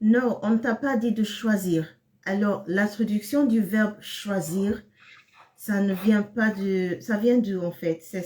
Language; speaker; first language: French; non-native, fluent; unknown